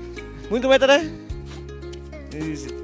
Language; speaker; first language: Vietnamese; native; Vietnamese